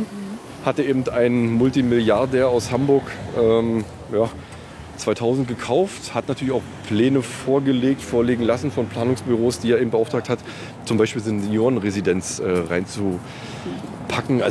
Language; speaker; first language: German; native; German